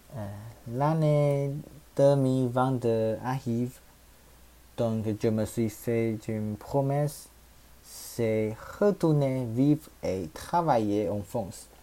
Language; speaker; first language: French; non-native, learner; Chinese